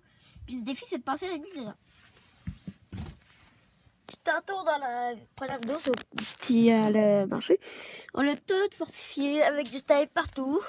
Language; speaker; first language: French; native; French